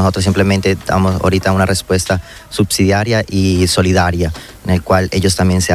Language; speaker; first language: Spanish; native; Spanish